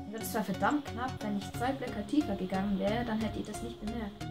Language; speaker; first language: German; native; German